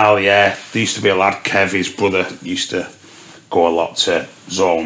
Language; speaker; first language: English; native; English